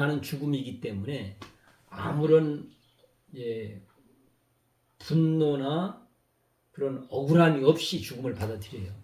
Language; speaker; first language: Korean; native; Korean